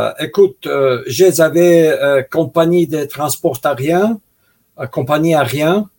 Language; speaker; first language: French; non-native, learner; Russian